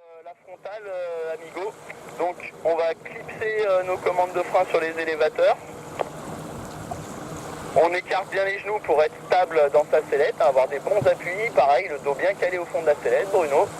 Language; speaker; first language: French; native; French